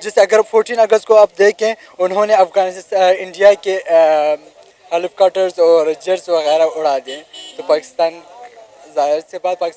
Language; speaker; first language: Hindi; non-native, local second language; Pashto